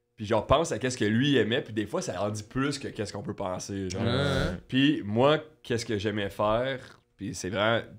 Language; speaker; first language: French; native; French